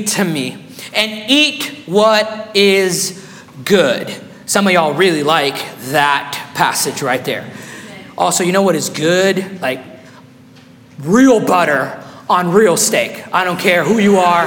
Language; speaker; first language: English; non-native, fluent; Spanish